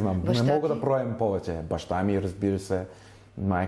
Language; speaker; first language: Bulgarian; non-native, fluent; English